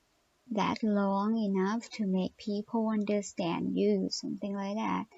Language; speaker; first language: English; non-native, learner; Thai